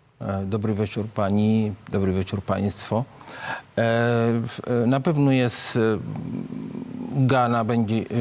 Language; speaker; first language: Polish; non-native, fluent; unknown